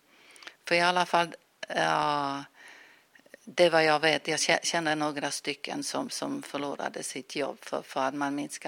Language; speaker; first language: Swedish; non-native, fluent; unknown